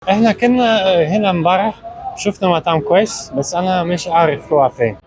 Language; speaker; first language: Arabic; non-native, fluent; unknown